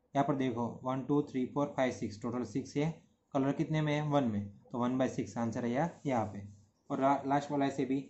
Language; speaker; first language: Hindi; non-native, local second language; Gujarati